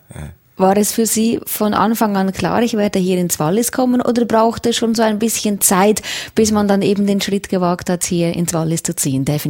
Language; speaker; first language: German; native; German